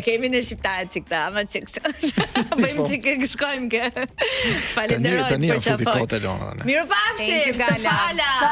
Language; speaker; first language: Albanian; native; Albanian